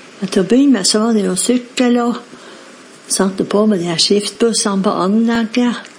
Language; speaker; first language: Norwegian; native; Norwegian